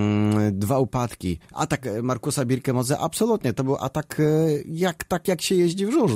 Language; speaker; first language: Polish; native; Polish